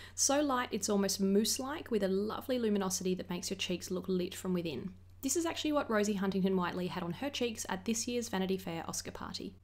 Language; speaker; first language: English; native; English